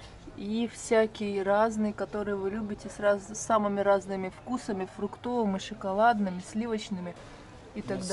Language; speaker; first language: Russian; native; Russian